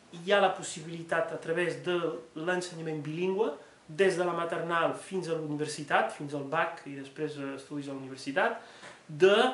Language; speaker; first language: Catalan; non-native, local second language; French